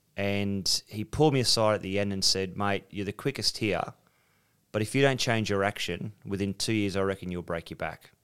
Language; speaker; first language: English; native; English